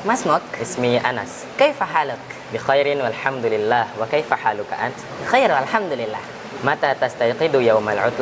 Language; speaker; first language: Arabic; non-native, learner; Indonesian